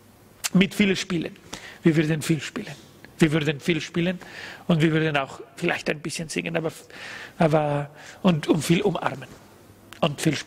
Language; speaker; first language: German; non-native, learner; Spanish